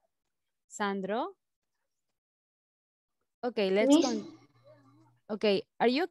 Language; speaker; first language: English; non-native, learner; Spanish